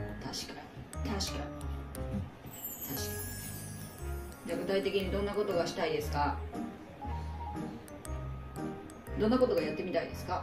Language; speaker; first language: Japanese; native; Japanese